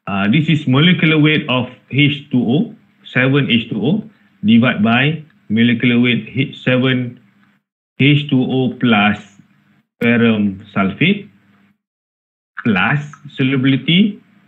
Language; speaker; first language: English; non-native, local second language; Malay